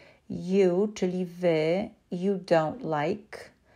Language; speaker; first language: English; non-native, fluent; Polish